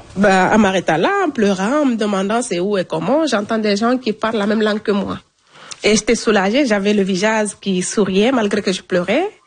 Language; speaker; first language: French; non-native, local second language; Fula